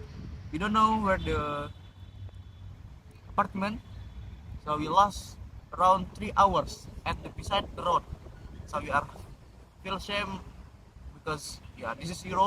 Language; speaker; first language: English; non-native, learner; Indonesian